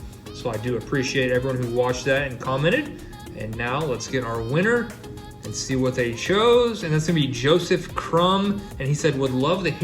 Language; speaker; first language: English; native; English